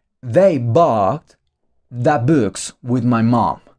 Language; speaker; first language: English; non-native, fluent; Spanish